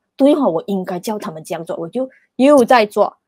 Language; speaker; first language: Chinese; non-native, local second language; Cantonese